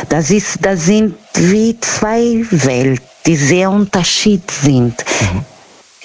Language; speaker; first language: German; non-native, learner; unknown